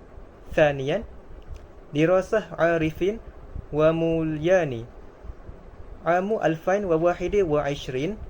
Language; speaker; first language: Arabic; non-native, learner; Malay